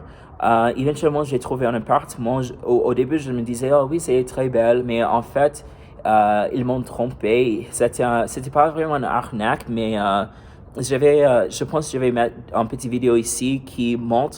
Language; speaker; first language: French; non-native, fluent; English